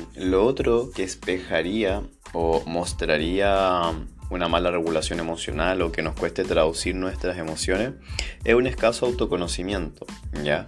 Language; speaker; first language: Spanish; native; Spanish